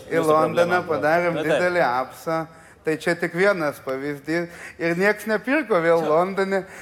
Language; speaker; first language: Lithuanian; early bilingual, other home language; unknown